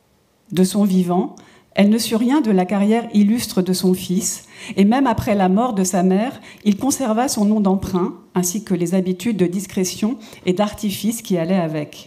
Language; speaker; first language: French; native; French